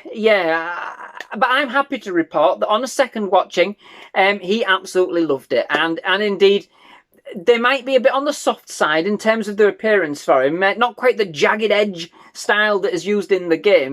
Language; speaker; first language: English; native; English